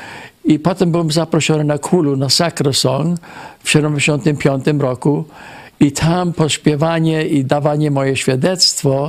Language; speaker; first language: Polish; early bilingual, heritage; Polish